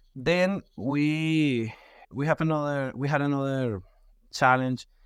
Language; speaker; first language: English; non-native, fluent; Spanish